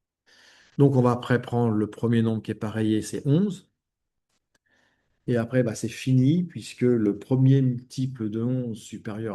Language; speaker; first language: French; native; French